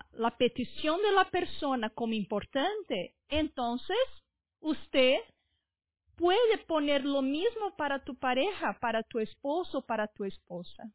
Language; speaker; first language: Spanish; non-native, fluent; Portuguese